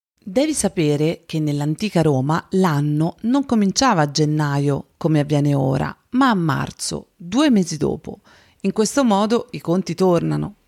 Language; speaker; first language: Italian; native; Italian